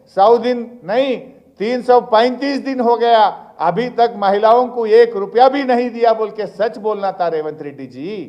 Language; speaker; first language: Hindi; non-native, local second language; Telugu